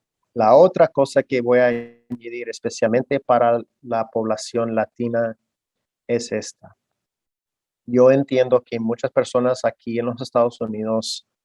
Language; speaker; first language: Spanish; non-native, fluent; English